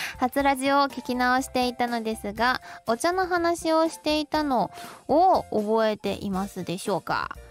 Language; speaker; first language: Japanese; non-native, fluent; Chinese